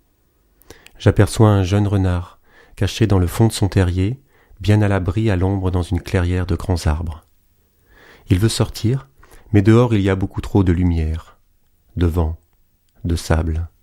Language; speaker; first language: French; native; French